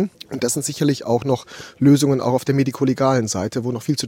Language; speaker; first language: German; native; German